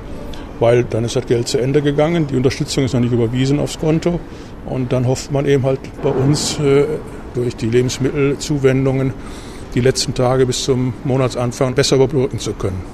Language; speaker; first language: German; native; German